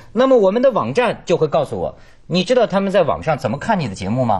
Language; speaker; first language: Chinese; native; Chinese